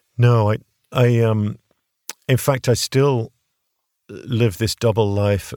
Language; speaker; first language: English; native; English